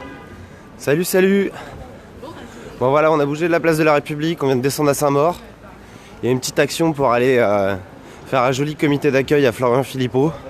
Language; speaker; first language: French; native; French